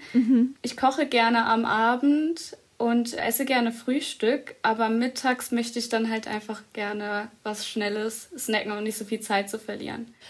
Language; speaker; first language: German; early bilingual, other home language; Arabic